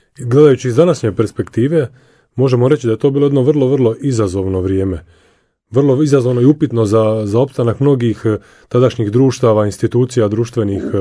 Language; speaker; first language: Croatian; native; Croatian